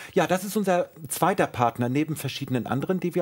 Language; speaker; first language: German; native; German